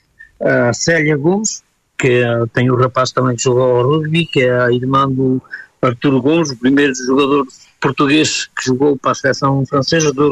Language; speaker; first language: Portuguese; early bilingual, heritage; Portuguese